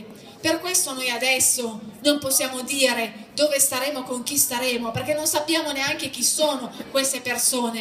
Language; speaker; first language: Italian; native; Italian